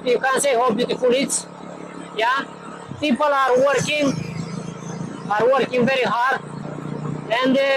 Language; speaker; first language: English; non-native, learner; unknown